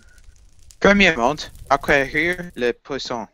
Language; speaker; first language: French; non-native, learner; English